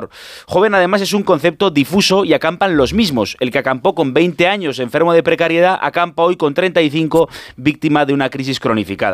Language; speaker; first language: Spanish; native; Spanish